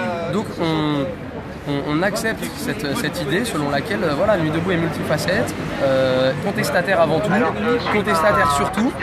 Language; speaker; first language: French; native; French